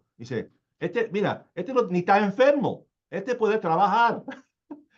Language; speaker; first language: Spanish; early bilingual, heritage; Spanish